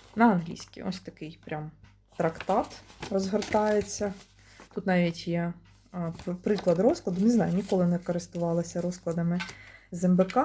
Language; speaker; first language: Ukrainian; non-native, local second language; Russian